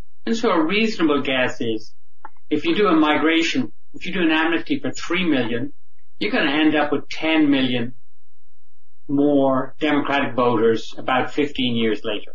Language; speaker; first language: English; native; English